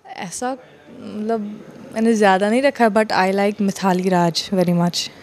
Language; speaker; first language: Hindi; non-native, local second language; Kashmiri